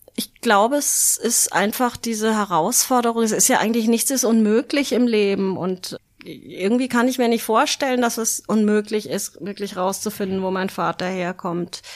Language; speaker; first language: German; native; German